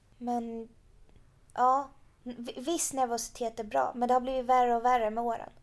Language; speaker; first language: Swedish; early bilingual, other home language; Persian